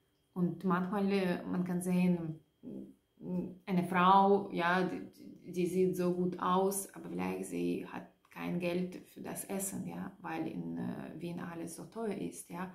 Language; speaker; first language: German; non-native, learner; Russian